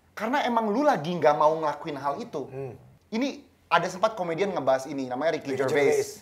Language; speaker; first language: Indonesian; native; Indonesian